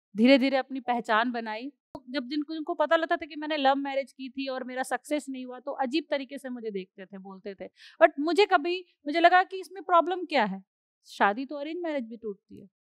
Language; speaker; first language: Hindi; native; Hindi